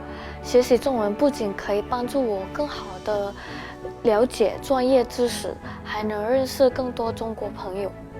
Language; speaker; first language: Chinese; non-native, fluent; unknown